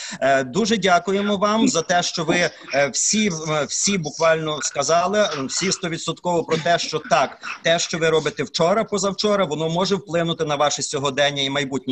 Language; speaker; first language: Ukrainian; native; Ukrainian